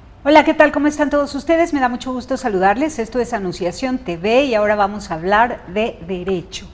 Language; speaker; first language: Spanish; native; Spanish